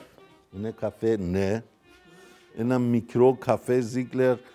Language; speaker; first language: Greek; non-native, fluent; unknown